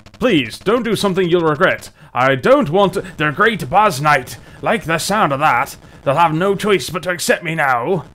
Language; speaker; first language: English; native; English